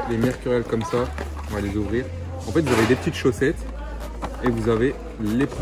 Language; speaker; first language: French; native; French